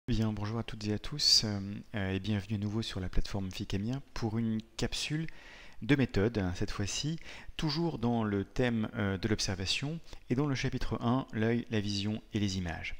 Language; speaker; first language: French; native; French